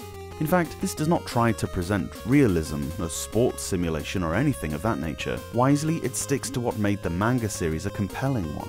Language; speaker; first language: English; native; English